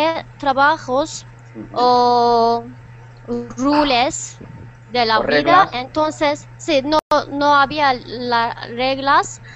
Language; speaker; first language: Spanish; non-native, learner; Turkish